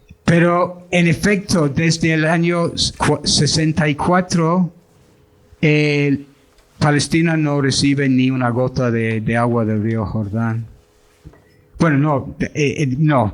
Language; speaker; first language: Spanish; non-native, fluent; English